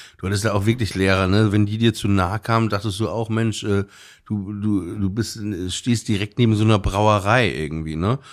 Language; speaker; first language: German; native; German